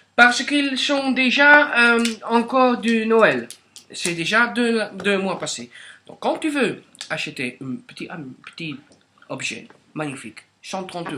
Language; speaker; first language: French; non-native, local second language; Dutch